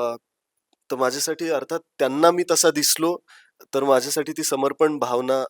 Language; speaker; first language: Marathi; native; Marathi